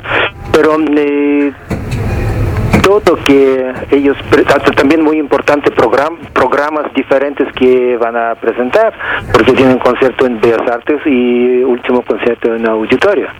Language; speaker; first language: Spanish; non-native, fluent; Russian